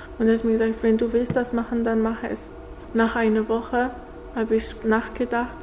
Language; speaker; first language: German; non-native, learner; Arabic